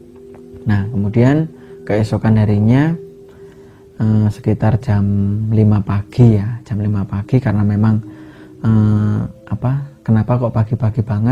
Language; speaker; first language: Indonesian; native; Indonesian